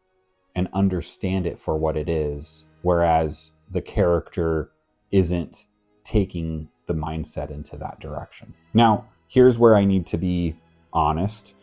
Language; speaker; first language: English; native; English